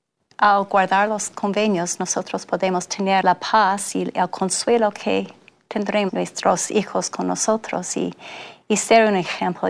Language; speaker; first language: Spanish; non-native, fluent; English